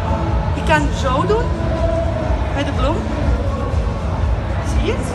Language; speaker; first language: Dutch; non-native, learner; Italian